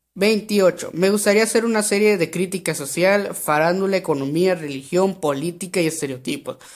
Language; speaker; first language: Spanish; native; Spanish